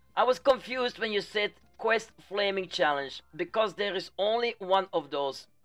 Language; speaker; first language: English; non-native, fluent; Dutch